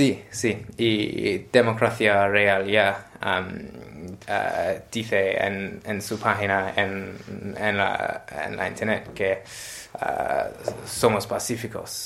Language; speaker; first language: Spanish; non-native, learner; English